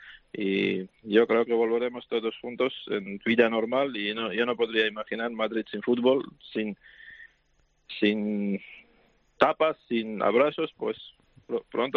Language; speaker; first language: Spanish; non-native, fluent; Georgian